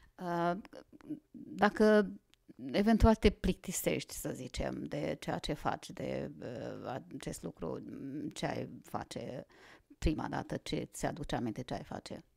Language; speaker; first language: Romanian; non-native, local second language; Hungarian